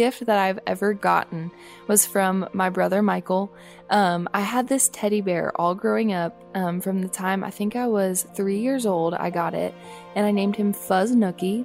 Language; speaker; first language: English; native; English